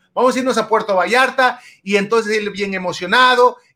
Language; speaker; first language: Spanish; native; Spanish